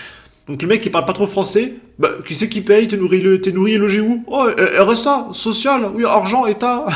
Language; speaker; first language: French; native; French